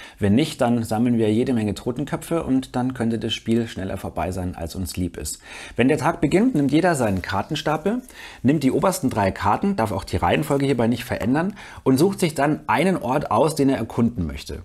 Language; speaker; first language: German; native; German